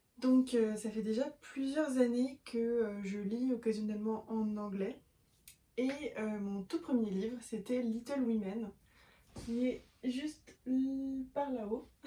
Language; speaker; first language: French; native; French